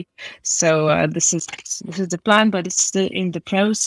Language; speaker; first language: English; non-native, fluent; Polish